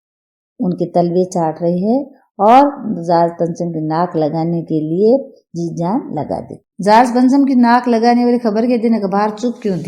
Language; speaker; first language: Hindi; native; Hindi